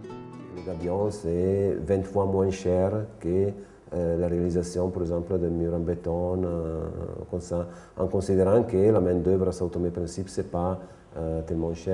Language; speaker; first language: French; non-native, fluent; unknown